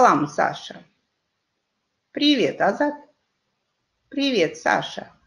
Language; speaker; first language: Russian; non-native, local second language; Kyrgyz